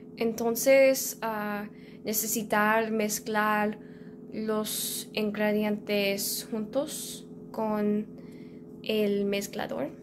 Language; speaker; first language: Spanish; non-native, learner; English